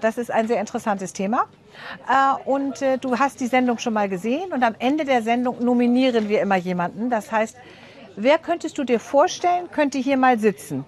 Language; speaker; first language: German; native; German